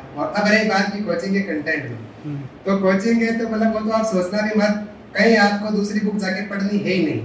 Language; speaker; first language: Hindi; non-native, local second language; Marwari